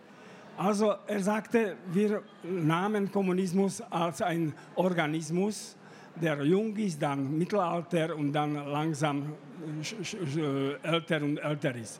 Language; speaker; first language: German; non-native, fluent; Slovak